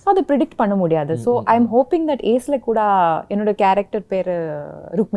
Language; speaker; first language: Tamil; non-native, local second language; Kannada